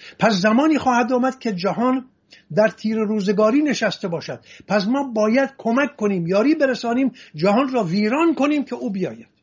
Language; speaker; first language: Persian; non-native, local second language; Assyrian Neo-Aramaic